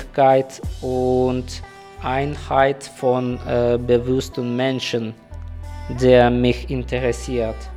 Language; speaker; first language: German; non-native, learner; Ukrainian